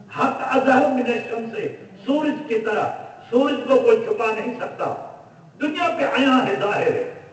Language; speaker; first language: Urdu; non-native, local second language; Sindhi